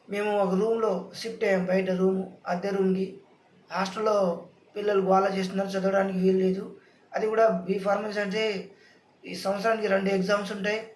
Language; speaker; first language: Telugu; non-native, local second language; Lambadi